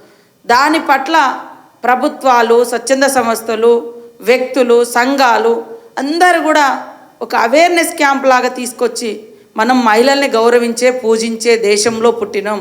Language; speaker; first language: Telugu; native; Telugu